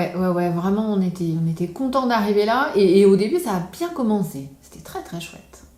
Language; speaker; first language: French; native; French